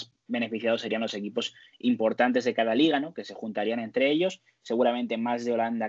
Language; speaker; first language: Spanish; native; Spanish